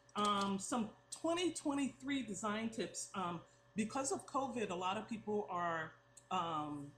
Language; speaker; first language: English; native; English